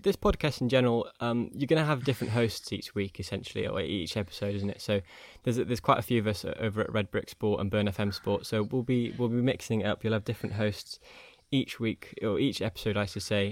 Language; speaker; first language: English; native; English